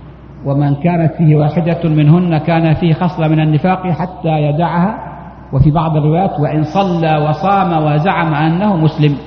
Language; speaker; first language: Arabic; native; Arabic